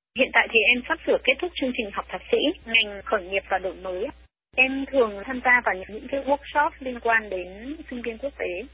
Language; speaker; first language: Vietnamese; native; Vietnamese